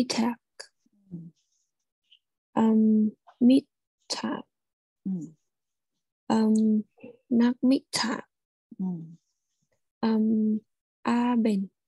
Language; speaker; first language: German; non-native, learner; Thai